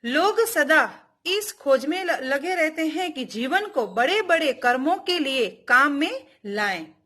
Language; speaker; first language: Hindi; non-native, local second language; Gujarati